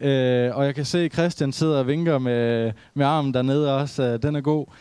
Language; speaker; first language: Danish; native; Danish